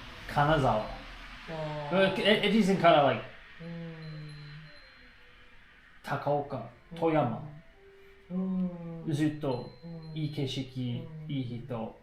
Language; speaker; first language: Japanese; non-native, learner; English